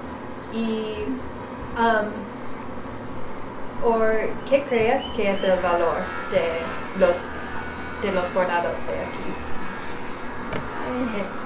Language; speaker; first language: Spanish; non-native, learner; English